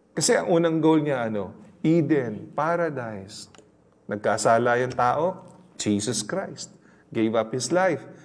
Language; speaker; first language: Filipino; native; Filipino